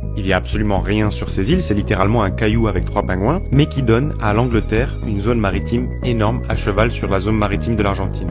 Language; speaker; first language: French; native; French